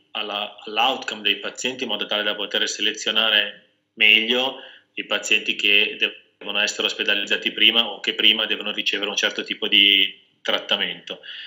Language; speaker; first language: Italian; native; Italian